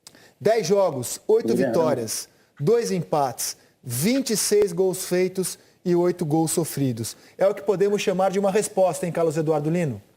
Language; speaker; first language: Portuguese; native; Portuguese